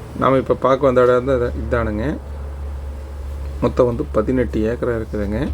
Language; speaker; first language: Tamil; native; Tamil